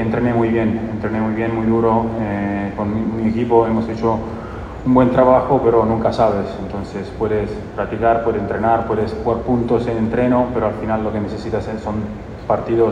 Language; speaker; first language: Spanish; non-native, fluent; Italian